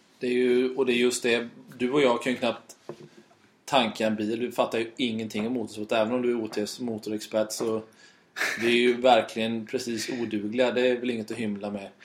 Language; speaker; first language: Swedish; native; Swedish